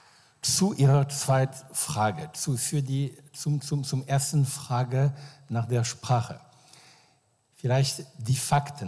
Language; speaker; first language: German; non-native, fluent; French